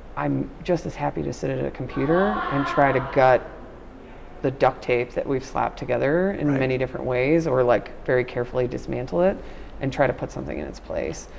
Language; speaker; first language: English; native; English